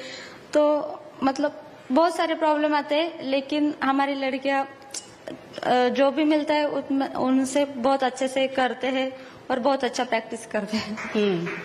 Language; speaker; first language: Hindi; non-native, local second language; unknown